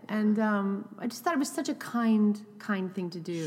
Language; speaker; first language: English; native; English